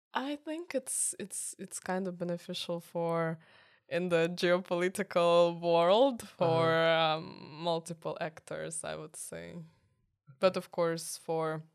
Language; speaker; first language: English; non-native, fluent; Ukrainian